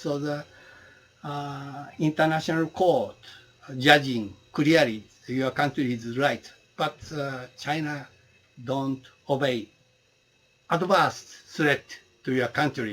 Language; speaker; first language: English; non-native, learner; Japanese